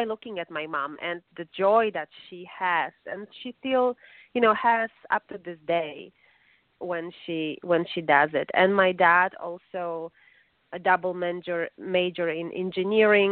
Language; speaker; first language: English; non-native, fluent; Polish